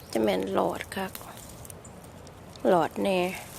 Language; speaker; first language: Thai; native; Thai